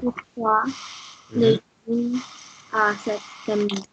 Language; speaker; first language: French; non-native, learner; English